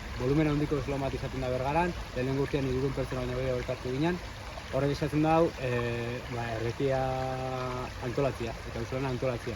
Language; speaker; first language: Basque; native; Basque